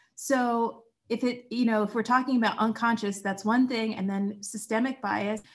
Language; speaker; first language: English; native; English